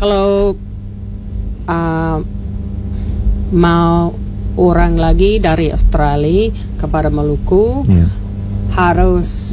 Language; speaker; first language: Indonesian; non-native, learner; English